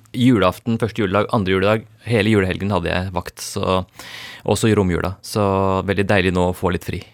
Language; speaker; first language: Norwegian; early bilingual, other home language; Urdu